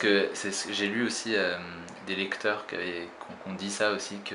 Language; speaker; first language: French; native; French